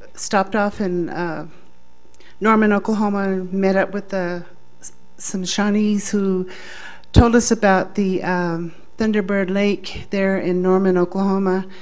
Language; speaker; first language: English; native; English